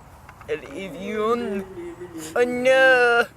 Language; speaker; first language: Spanish; non-native, learner; English